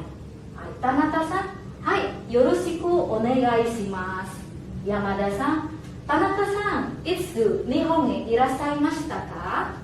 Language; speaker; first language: Japanese; non-native, fluent; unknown